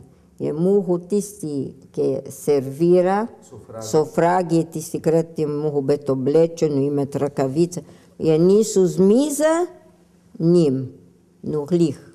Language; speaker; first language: Slovenian; early bilingual, heritage; Slovenian